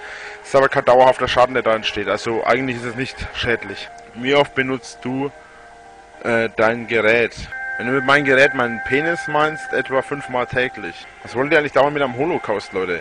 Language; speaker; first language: German; native; German